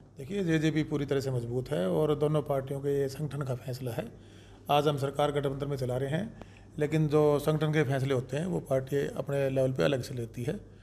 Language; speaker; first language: Hindi; native; Hindi